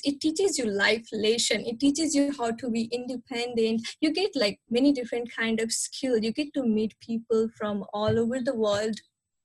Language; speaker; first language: English; non-native, local second language; Nepali